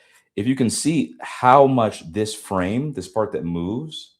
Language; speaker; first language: English; native; English